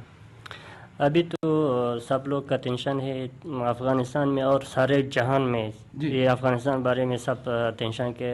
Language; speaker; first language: Hindi; non-native, learner; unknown